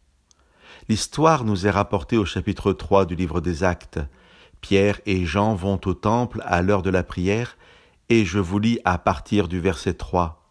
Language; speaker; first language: French; native; French